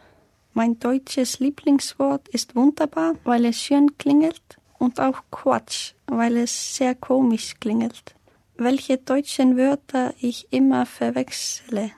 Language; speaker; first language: German; non-native, learner; Icelandic